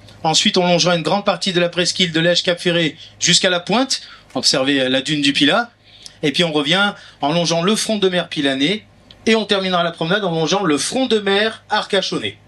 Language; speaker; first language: French; native; French